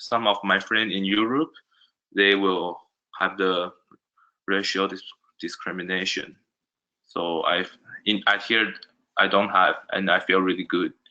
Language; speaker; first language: English; non-native, learner; Chinese